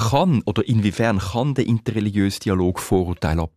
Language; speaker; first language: German; native; German